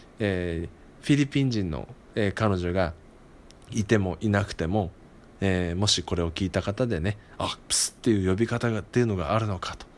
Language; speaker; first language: Japanese; native; Japanese